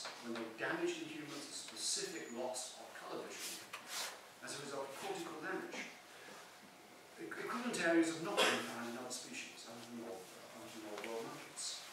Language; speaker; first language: English; native; English